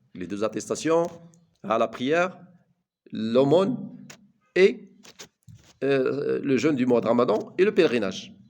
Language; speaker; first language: French; non-native, local second language; Arabic